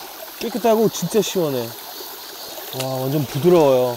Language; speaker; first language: Korean; non-native, fluent; English